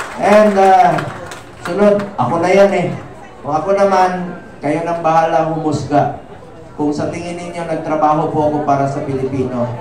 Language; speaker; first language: Filipino; non-native, local second language; Cebuano